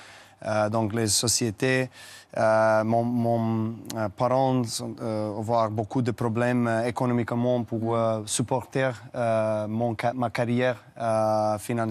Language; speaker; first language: French; non-native, learner; Serbian